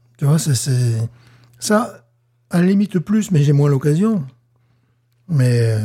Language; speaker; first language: French; native; French